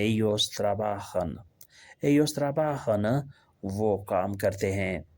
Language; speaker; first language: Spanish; non-native, learner; Urdu